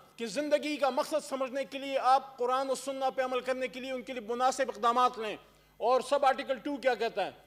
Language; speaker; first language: Urdu; non-native, local second language; Pashto